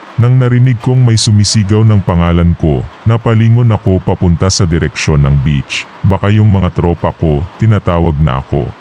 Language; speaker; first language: Filipino; native; Filipino